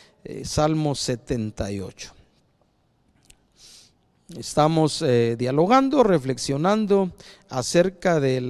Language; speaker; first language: Spanish; native; Spanish